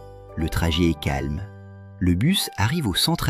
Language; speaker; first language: French; native; French